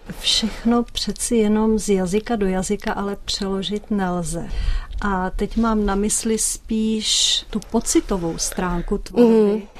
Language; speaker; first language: Czech; native; Czech